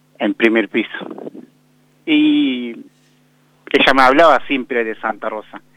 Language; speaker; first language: Spanish; non-native, fluent; Bangla